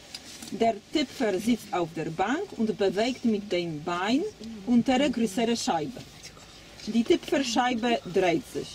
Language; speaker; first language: German; non-native, learner; Polish